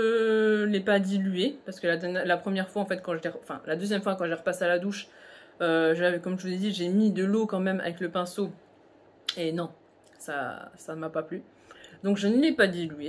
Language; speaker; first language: French; native; French